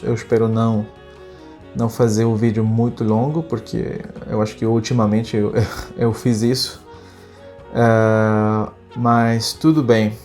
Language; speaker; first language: Portuguese; non-native, fluent; Spanish